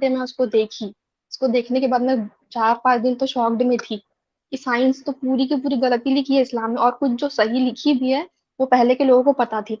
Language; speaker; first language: Hindi; native; Hindi